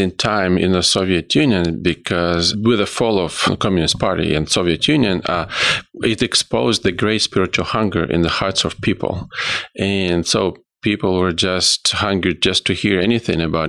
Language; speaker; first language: English; non-native, fluent; Ukrainian